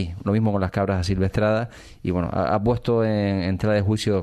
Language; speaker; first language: Spanish; native; Spanish